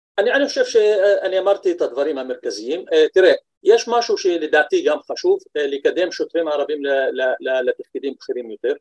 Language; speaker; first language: Hebrew; non-native, local second language; Arabic